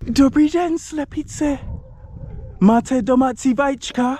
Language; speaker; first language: Czech; non-native, learner; English